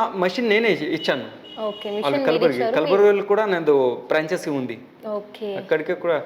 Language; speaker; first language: Telugu; non-native, local second language; Hindi